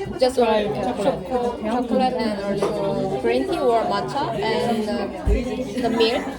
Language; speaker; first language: English; non-native, learner; Korean